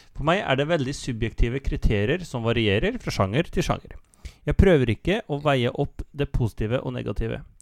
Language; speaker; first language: Norwegian; native; Norwegian